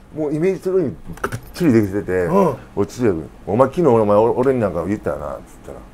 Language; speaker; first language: Japanese; native; Japanese